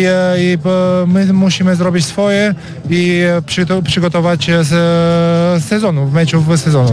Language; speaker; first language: Polish; non-native, learner; Romanian